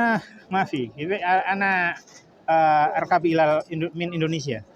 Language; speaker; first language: Arabic; non-native, learner; Indonesian